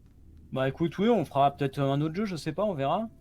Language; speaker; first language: French; native; French